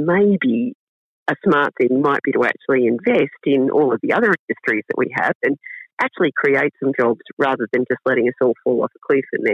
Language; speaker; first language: English; native; English